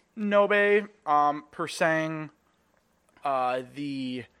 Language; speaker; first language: English; native; English